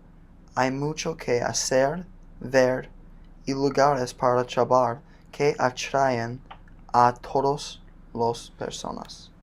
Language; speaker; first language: Spanish; non-native, learner; English